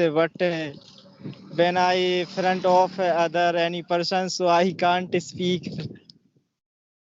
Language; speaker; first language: English; non-native, learner; Hindi